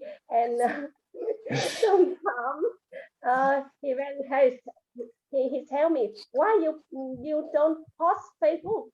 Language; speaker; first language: English; non-native, learner; Vietnamese